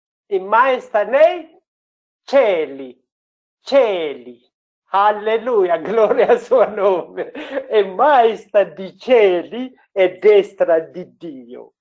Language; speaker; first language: Italian; non-native, learner; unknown